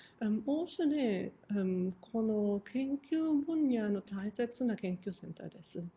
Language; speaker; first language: Japanese; non-native, fluent; German